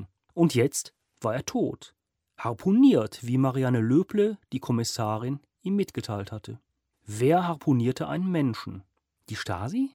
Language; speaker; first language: German; native; German